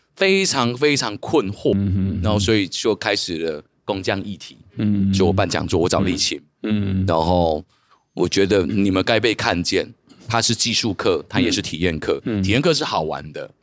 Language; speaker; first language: Chinese; native; Chinese